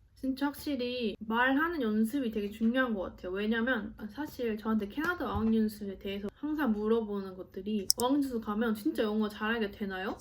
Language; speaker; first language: Korean; native; Korean